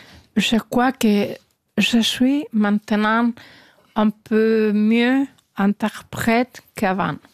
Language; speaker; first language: French; non-native, learner; Spanish